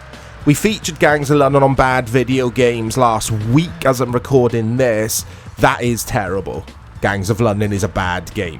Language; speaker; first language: English; native; English